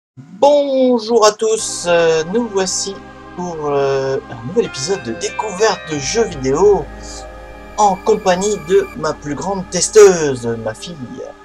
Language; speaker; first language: French; native; French